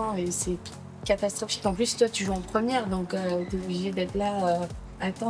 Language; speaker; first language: French; native; French